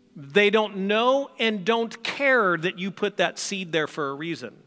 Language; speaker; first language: English; native; English